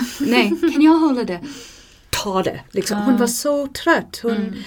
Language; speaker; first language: Swedish; non-native, fluent; English